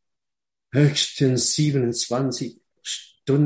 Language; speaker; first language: German; non-native, fluent; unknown